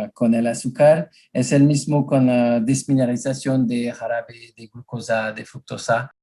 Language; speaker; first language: Spanish; non-native, fluent; French